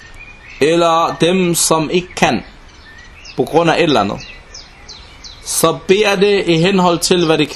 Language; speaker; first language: Danish; non-native, local second language; Arabic